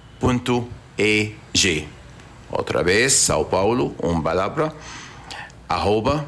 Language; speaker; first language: Portuguese; non-native, learner; Arabic